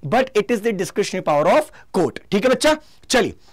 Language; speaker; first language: Hindi; native; Hindi